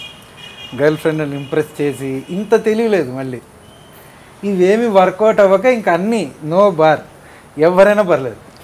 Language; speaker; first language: Telugu; native; Telugu